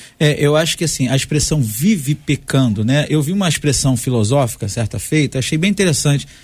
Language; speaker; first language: Portuguese; native; Portuguese